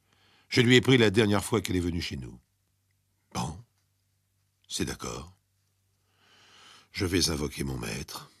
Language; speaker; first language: French; native; French